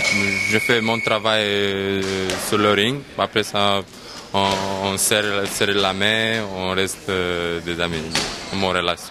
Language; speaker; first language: French; non-native, fluent; Romanian